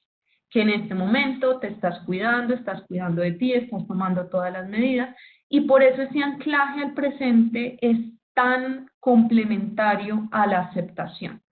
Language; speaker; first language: Spanish; native; Spanish